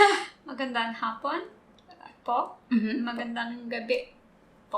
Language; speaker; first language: Filipino; non-native, learner; Russian